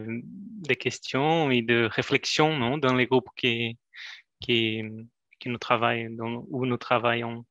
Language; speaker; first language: French; non-native, fluent; Spanish